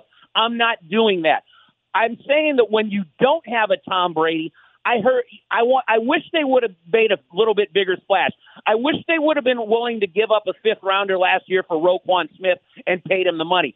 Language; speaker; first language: English; native; English